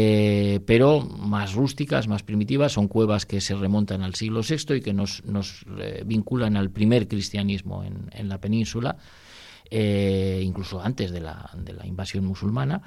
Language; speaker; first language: Spanish; native; Spanish